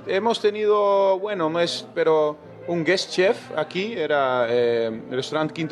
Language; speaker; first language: Spanish; early bilingual, heritage; Spanish